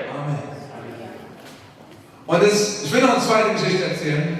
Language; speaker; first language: German; native; German